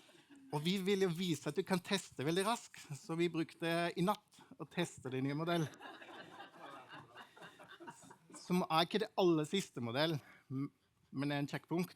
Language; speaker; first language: Norwegian; non-native, fluent; German